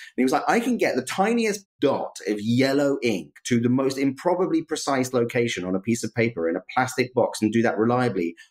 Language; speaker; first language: English; native; English